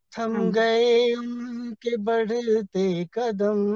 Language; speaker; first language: Hindi; native; Hindi